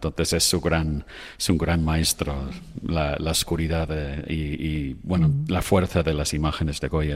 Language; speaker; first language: Spanish; non-native, fluent; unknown